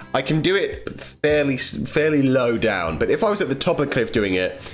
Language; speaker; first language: English; native; English